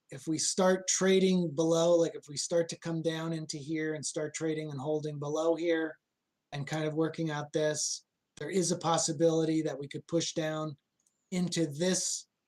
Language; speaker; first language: English; native; English